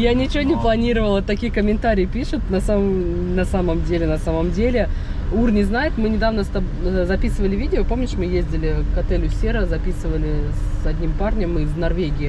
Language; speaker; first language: Russian; native; Russian